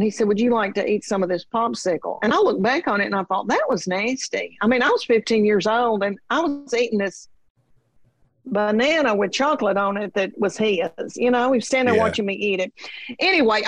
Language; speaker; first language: English; native; English